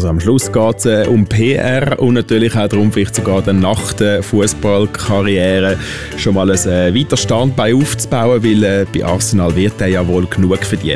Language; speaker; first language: German; native; German